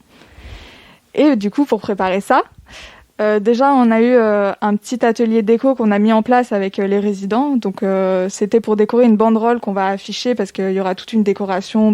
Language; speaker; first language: French; native; French